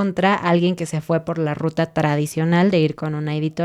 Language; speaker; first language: Spanish; native; Spanish